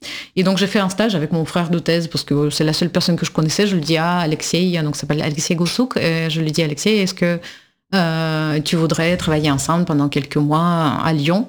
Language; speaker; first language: French; non-native, fluent; Russian